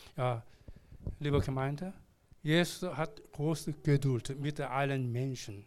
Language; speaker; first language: German; non-native, learner; Korean